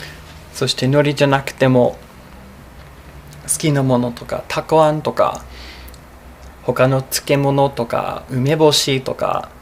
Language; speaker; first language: Japanese; non-native, fluent; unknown